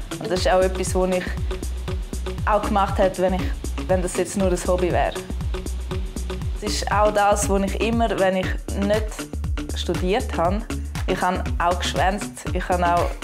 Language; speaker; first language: German; non-native, local second language; Romansh